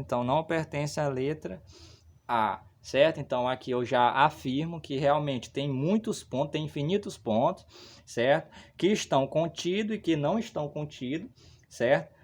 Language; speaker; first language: Portuguese; native; Portuguese